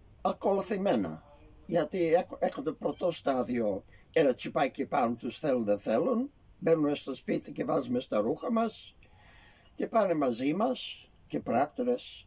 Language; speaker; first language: Greek; early bilingual, heritage; Greek